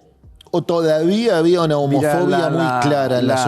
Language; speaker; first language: Spanish; native; Spanish